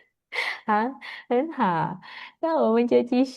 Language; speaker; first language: Chinese; non-native, fluent; Indonesian